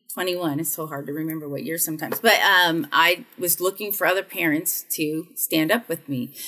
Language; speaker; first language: English; native; English